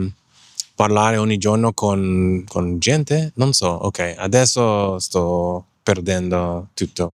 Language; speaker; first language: Italian; non-native, learner; English